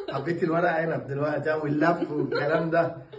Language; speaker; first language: Arabic; native; Arabic